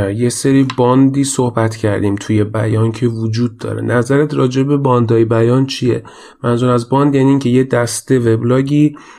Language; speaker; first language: Persian; native; Persian